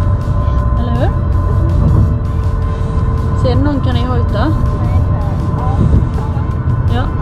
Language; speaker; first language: Swedish; native; Swedish